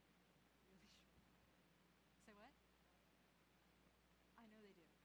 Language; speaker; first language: English; native; English